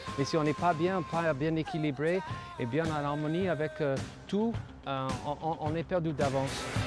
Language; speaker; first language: French; non-native, fluent; English